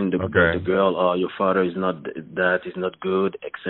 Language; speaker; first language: English; non-native, fluent; French